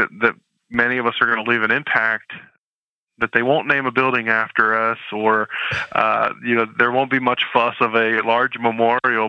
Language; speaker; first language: English; native; English